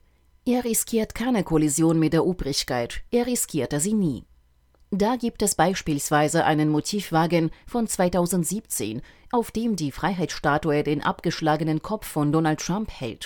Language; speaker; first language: German; native; German